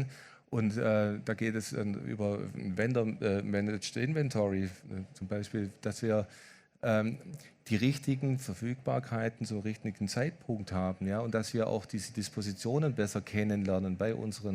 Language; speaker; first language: German; native; German